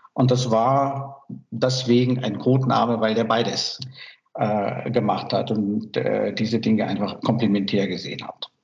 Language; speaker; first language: German; early bilingual, other home language; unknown